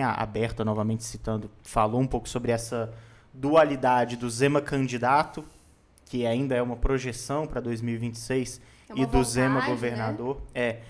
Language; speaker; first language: Portuguese; native; Portuguese